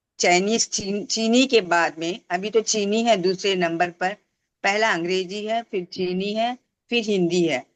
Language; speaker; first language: Hindi; non-native, local second language; Tamil